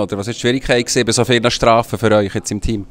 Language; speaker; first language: German; native; German